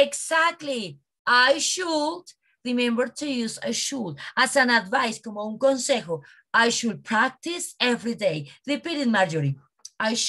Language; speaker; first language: English; non-native, learner; Spanish